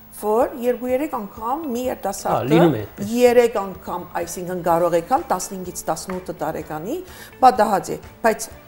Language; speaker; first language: Armenian; early bilingual, heritage; Armenian